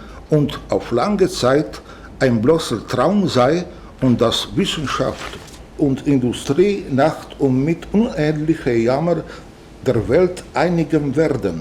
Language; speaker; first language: German; non-native, fluent; Slovenian